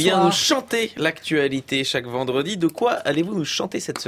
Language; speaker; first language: French; native; French